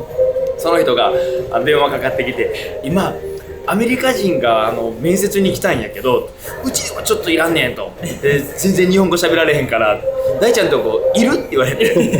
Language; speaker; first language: Japanese; native; Japanese